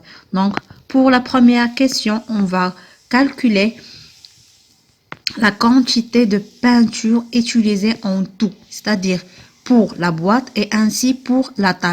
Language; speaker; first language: French; non-native, local second language; Arabic